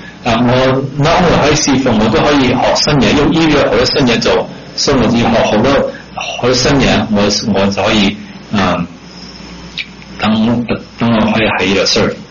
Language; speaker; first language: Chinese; early bilingual, heritage; Cantonese